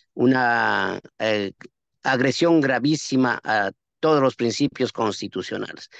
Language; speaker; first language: Spanish; native; Spanish